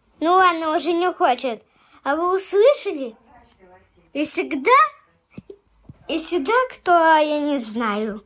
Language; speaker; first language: Russian; early bilingual, heritage; Russian